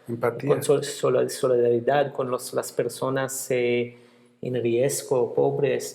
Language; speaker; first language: Spanish; non-native, fluent; Hebrew